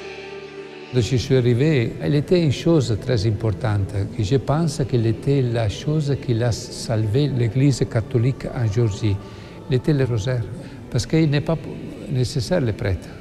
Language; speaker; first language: French; non-native, learner; Italian